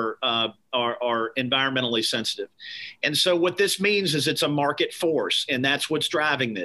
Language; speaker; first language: English; native; English